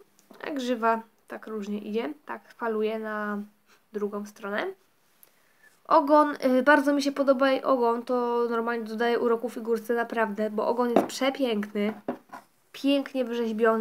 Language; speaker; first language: Polish; native; Polish